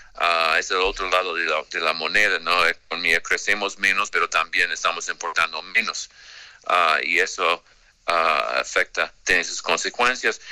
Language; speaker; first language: Spanish; non-native, fluent; English